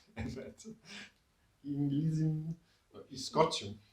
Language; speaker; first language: Turkish; non-native, learner; English